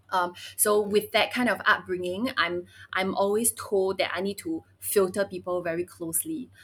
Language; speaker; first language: English; early bilingual, other home language; Chinese